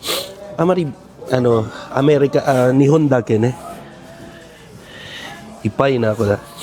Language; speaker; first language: Japanese; non-native, learner; Filipino